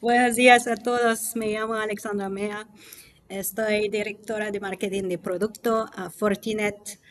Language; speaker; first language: Spanish; non-native, learner; French